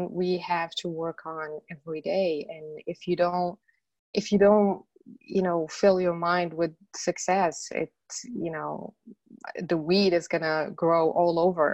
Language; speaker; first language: English; non-native, fluent; Arabic